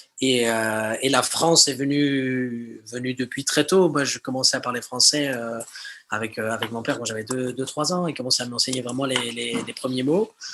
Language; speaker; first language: French; early bilingual, heritage; French